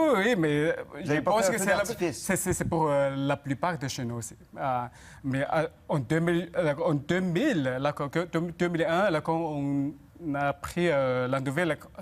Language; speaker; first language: French; non-native, fluent; Chinese